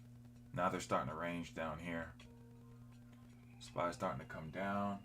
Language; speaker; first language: English; native; English